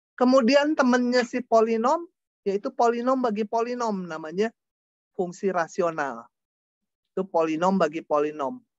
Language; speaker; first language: Indonesian; non-native, local second language; Sundanese